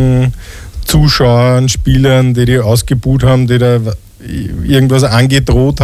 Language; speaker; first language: German; native; German